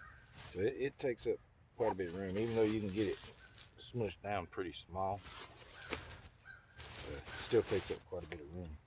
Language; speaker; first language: English; native; English